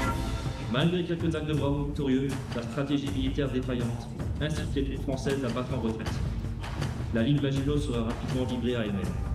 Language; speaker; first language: French; native; French